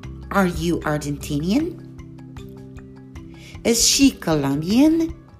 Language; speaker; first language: English; non-native, fluent; Portuguese